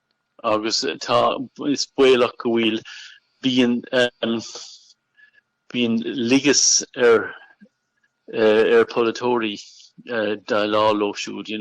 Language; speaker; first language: Irish; non-native, local second language; English